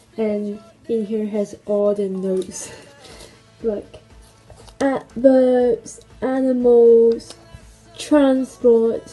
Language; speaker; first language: English; non-native, local second language; Cantonese